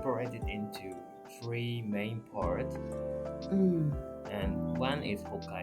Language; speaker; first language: English; non-native, learner; Japanese